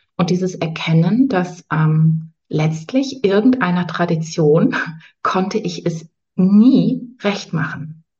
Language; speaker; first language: German; native; German